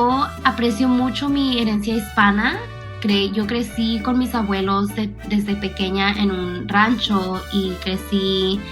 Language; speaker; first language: Spanish; early bilingual, other home language; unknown